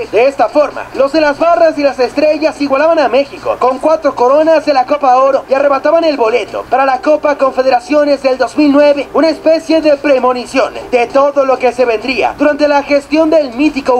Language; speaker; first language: Spanish; native; Spanish